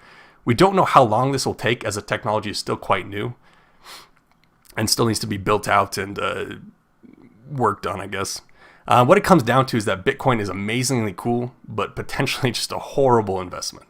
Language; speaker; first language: English; native; English